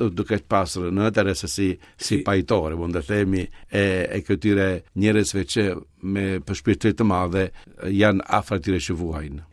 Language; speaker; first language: Albanian; non-native, fluent; Italian